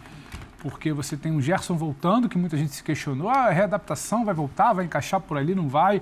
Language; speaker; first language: Portuguese; native; Portuguese